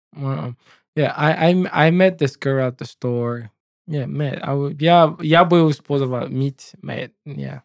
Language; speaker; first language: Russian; non-native, learner; English